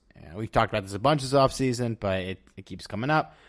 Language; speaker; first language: English; native; English